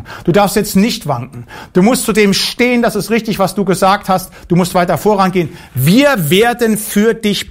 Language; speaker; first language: German; native; German